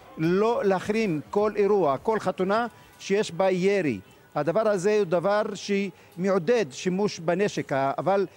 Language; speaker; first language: Hebrew; non-native, local second language; Arabic